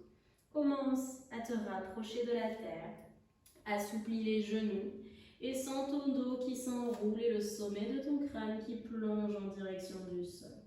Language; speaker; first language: French; native; French